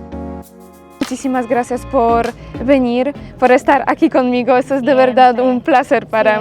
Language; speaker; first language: Spanish; non-native, fluent; Polish